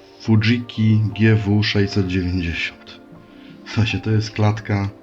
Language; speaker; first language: Polish; native; Polish